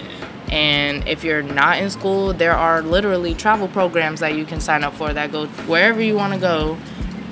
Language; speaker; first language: English; native; English